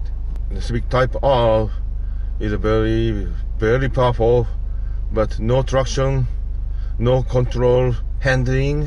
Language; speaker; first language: English; non-native, learner; Japanese